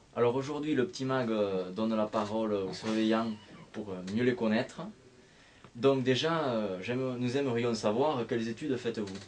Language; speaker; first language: French; native; French